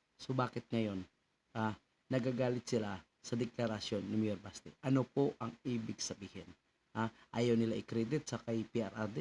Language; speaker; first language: Filipino; native; Filipino